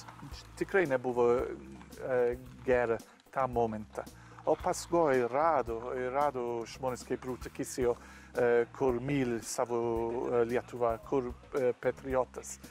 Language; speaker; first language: Lithuanian; non-native, learner; English